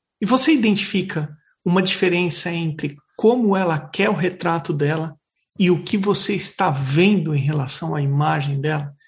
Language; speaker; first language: Portuguese; native; Portuguese